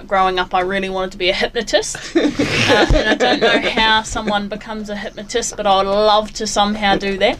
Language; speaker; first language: English; native; English